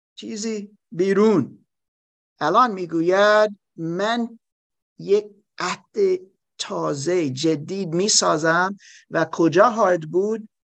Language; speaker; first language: Persian; non-native, learner; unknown